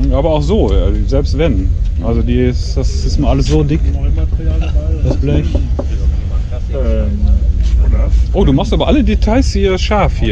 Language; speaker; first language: German; native; German